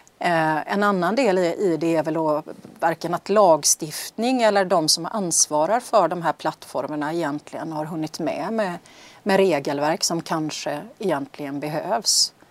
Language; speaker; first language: Swedish; native; Swedish